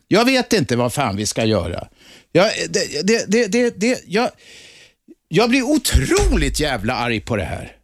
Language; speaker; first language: Swedish; native; Swedish